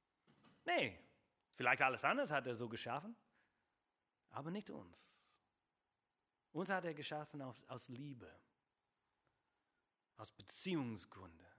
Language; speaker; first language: German; non-native, fluent; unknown